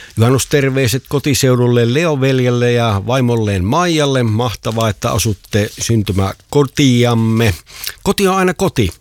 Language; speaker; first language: Finnish; native; Finnish